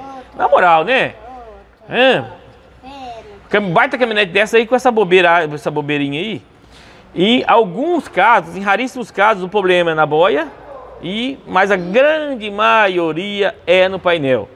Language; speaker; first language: Portuguese; native; Portuguese